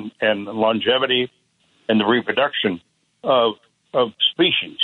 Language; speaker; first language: English; native; English